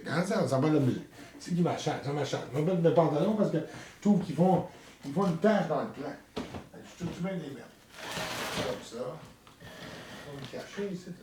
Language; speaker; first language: French; native; French